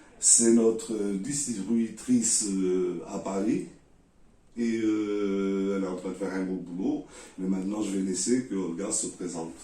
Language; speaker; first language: French; non-native, learner; Portuguese